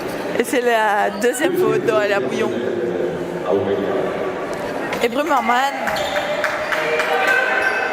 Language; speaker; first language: French; native; French